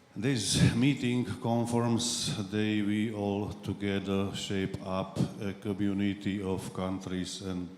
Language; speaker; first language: English; non-native, fluent; Slovak